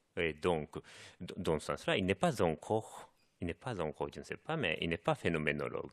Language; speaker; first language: French; non-native, fluent; Japanese